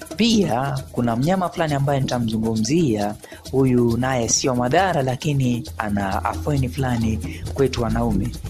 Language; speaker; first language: Swahili; non-native, local second language; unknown